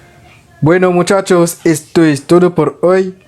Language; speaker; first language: Spanish; non-native, learner; Haitian Creole